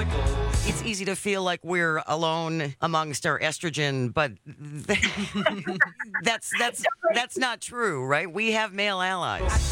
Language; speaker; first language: English; native; English